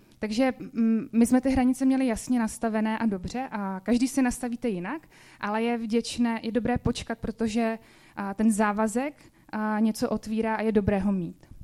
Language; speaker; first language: Czech; native; Czech